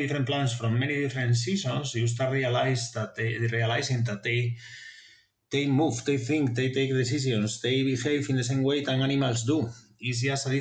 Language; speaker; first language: English; non-native, fluent; Spanish